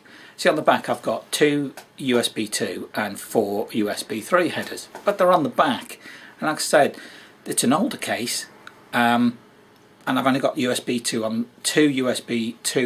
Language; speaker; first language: English; native; English